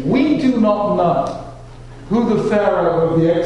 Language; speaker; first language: English; native; English